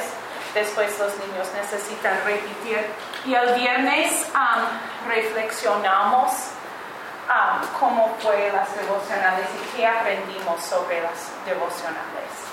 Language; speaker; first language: Spanish; non-native, fluent; English